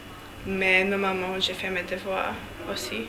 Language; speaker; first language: French; non-native, learner; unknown